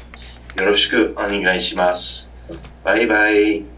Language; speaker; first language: Japanese; non-native, learner; English